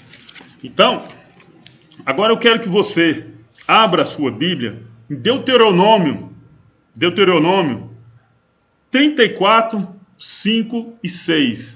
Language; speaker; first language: Portuguese; native; Portuguese